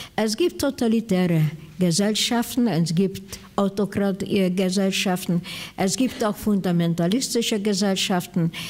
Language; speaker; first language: German; non-native, fluent; Hungarian